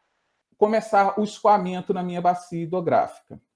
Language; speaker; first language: Portuguese; native; Portuguese